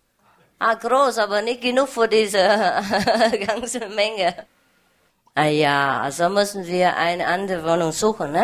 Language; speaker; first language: German; non-native, fluent; Vietnamese